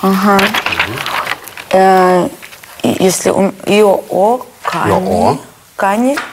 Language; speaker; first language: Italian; non-native, learner; Russian